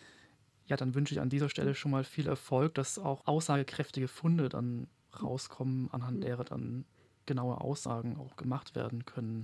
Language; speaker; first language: German; native; German